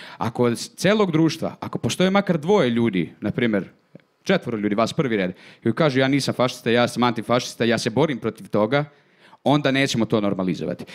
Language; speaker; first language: Serbian; native; Serbian